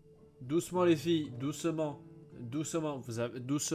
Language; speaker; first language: French; native; French